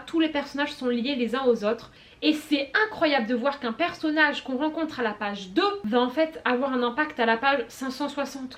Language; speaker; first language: French; native; French